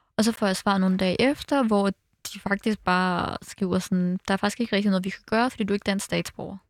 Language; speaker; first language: Danish; early bilingual, other home language; Arabic